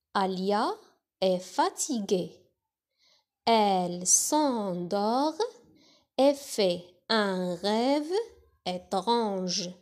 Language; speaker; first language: French; non-native, local second language; Arabic